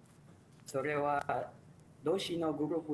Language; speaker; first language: Japanese; non-native, learner; Malay